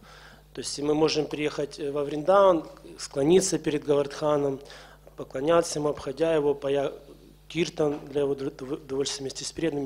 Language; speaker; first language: Russian; native; Russian